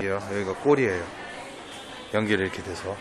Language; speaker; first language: Korean; native; Korean